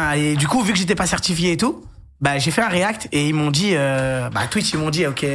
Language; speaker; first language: French; native; French